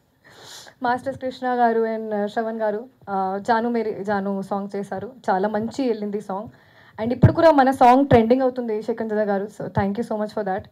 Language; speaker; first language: Telugu; non-native, fluent; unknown